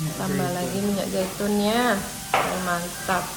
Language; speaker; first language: Indonesian; native; Indonesian